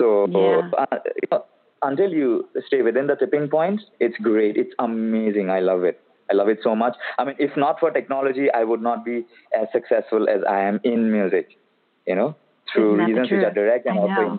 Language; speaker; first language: English; non-native, local second language; Assamese